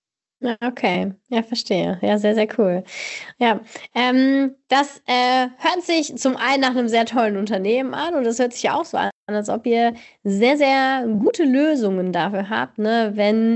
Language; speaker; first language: German; native; German